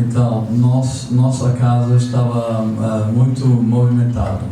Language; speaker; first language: Portuguese; non-native, fluent; English